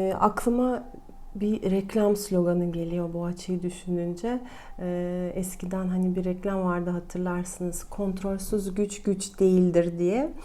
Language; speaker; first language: Turkish; non-native, fluent; Russian